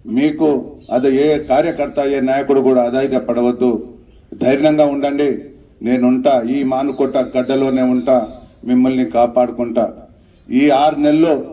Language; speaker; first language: Telugu; non-native, local second language; Lambadi